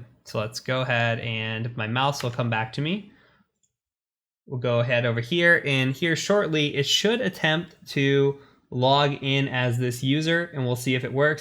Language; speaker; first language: English; native; English